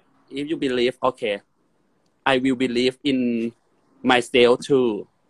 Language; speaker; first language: English; non-native, learner; Thai